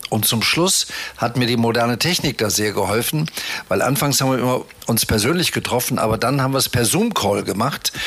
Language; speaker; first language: German; native; German